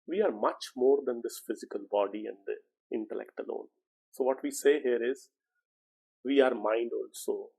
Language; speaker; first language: English; non-native, local second language; Punjabi